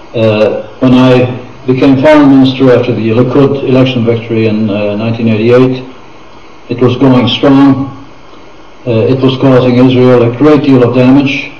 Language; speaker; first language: English; non-native, fluent; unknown